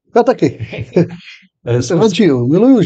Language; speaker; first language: Czech; non-native, fluent; Hebrew